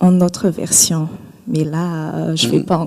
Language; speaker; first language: French; non-native, local second language; Malagasy